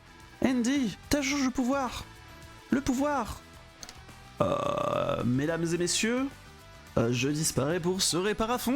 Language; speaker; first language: French; native; French